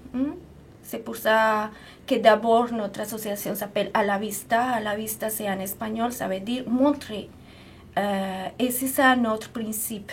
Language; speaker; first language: French; non-native, fluent; Spanish